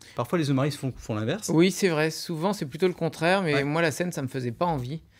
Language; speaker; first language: French; native; French